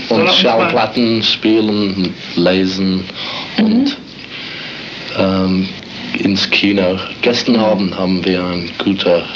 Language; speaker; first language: German; non-native, learner; English